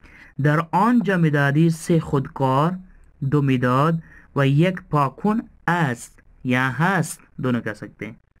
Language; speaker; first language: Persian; non-native, fluent; Urdu